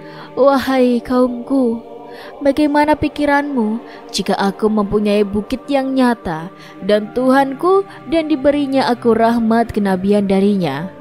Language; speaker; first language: Indonesian; native; Indonesian